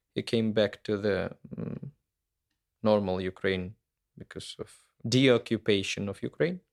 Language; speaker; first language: English; non-native, fluent; Ukrainian